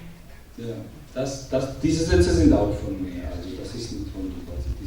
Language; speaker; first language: German; non-native, learner; Georgian